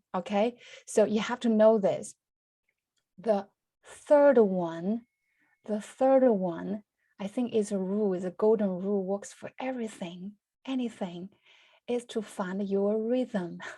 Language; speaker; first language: English; non-native, fluent; Chinese